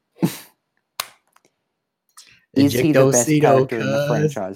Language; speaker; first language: English; native; English